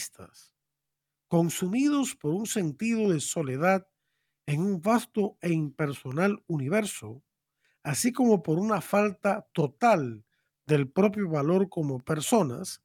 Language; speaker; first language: Spanish; native; Spanish